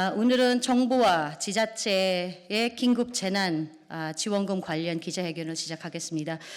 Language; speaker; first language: Korean; non-native, fluent; Filipino